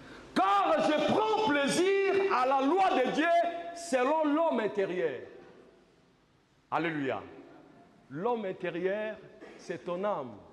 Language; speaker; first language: French; non-native, local second language; Lingala